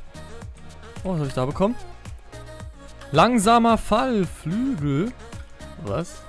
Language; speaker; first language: German; native; German